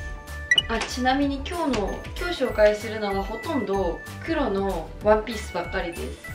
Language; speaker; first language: Japanese; native; Japanese